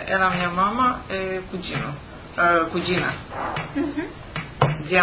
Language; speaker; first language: Italian; early bilingual, heritage; Italian